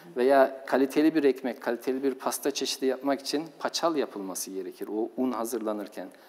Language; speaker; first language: Turkish; native; Turkish